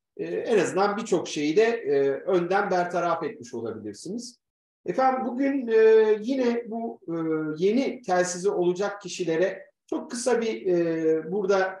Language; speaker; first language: Turkish; native; Turkish